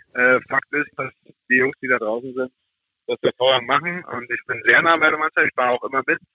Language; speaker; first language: German; native; German